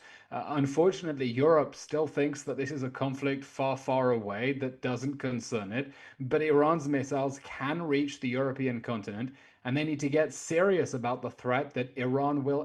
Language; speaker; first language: English; native; English